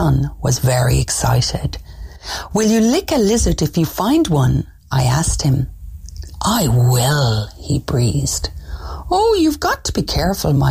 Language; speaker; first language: English; native; English